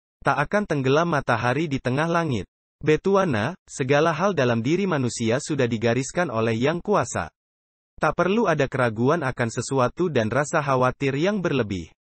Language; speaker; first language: Indonesian; non-native, local second language; Buginese